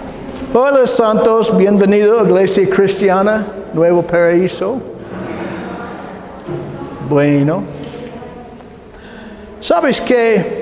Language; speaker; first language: Spanish; non-native, learner; English